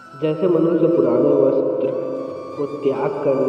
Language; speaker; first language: Hindi; native; Hindi